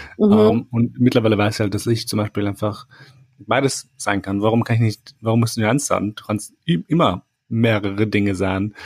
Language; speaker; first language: German; early bilingual, other home language; Albanian